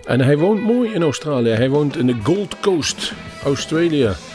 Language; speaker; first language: Dutch; native; Dutch